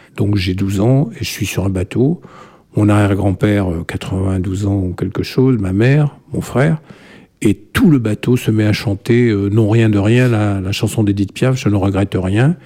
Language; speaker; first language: French; native; French